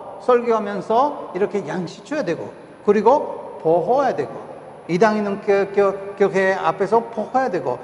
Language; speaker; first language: Korean; non-native, fluent; Spanish